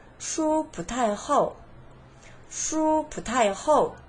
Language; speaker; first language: Chinese; non-native, fluent; Korean